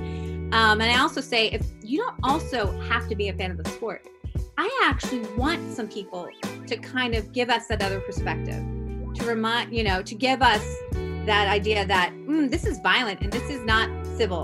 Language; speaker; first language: English; native; English